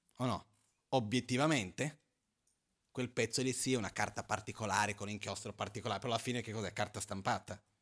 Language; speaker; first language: Italian; non-native, fluent; Portuguese